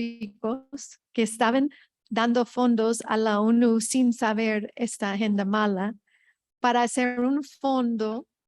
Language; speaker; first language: Spanish; non-native, fluent; English